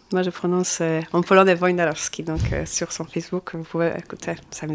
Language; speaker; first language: French; non-native, fluent; Polish